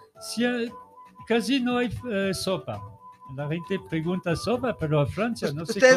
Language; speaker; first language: Spanish; non-native, learner; French